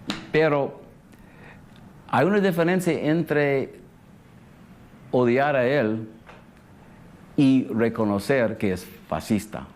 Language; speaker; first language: Spanish; early bilingual, heritage; English